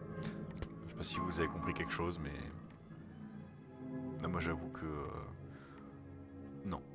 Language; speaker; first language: French; native; French